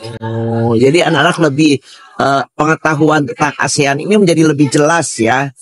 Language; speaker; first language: Indonesian; native; Indonesian